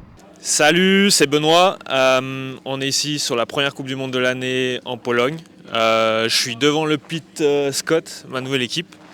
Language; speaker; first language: French; native; French